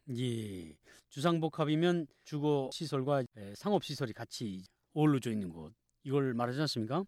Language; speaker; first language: Korean; native; Korean